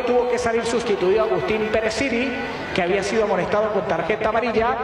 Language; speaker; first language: Spanish; native; Spanish